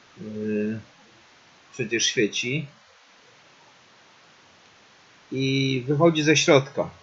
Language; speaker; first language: Polish; native; Polish